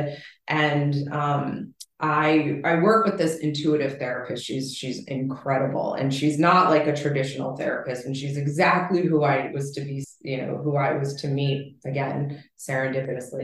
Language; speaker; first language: English; native; English